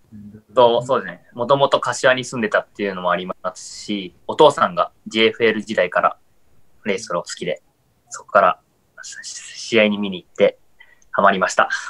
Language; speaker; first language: Japanese; native; Japanese